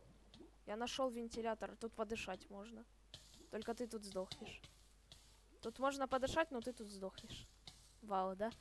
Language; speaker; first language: Russian; native; Russian